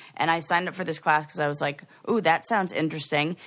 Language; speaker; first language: English; native; English